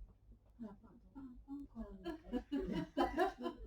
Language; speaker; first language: French; non-native, learner; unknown